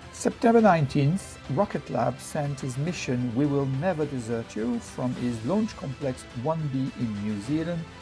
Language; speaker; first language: English; non-native, fluent; French